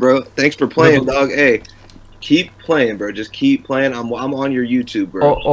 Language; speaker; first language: English; native; English